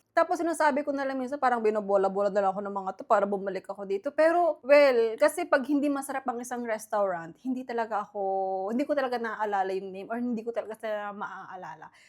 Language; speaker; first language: Filipino; native; Filipino